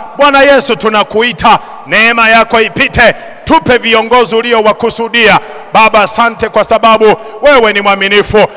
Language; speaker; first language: Swahili; native; Swahili